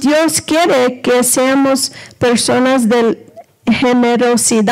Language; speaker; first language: Spanish; early bilingual, heritage; Spanish